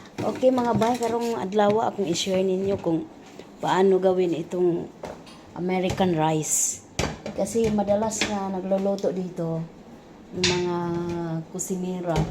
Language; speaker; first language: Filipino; non-native, local second language; Cebuano